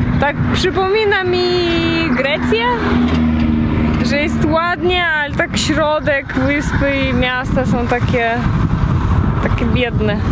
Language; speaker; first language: Polish; non-native, fluent; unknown